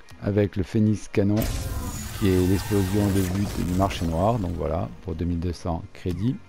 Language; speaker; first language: French; native; French